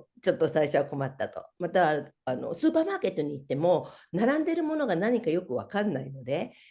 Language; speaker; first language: Japanese; native; Japanese